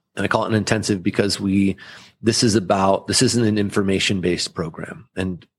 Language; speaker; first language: English; early bilingual, other home language; German